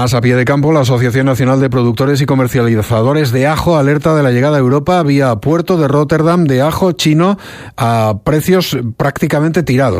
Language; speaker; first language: Spanish; native; Spanish